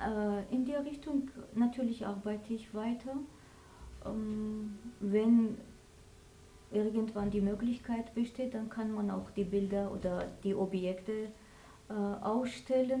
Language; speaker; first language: German; non-native, fluent; Armenian